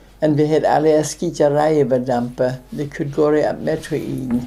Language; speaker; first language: English; early bilingual, other home language; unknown